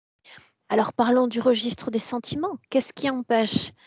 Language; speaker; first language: French; native; French